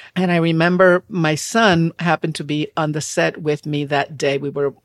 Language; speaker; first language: English; non-native, fluent; Spanish